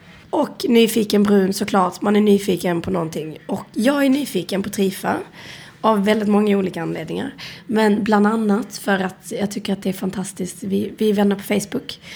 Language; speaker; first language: Swedish; native; Swedish